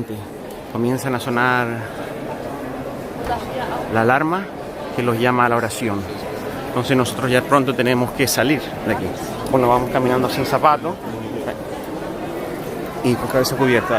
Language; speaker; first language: Spanish; native; Spanish